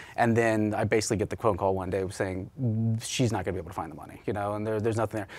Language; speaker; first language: English; native; English